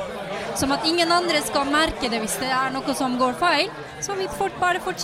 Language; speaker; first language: Norwegian; non-native, fluent; Turkish